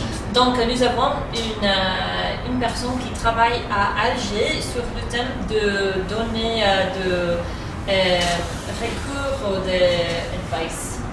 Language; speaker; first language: French; non-native, fluent; English